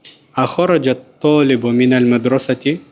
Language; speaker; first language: Arabic; non-native, fluent; Russian